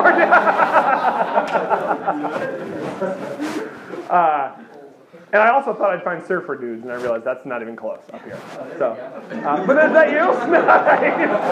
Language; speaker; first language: English; native; English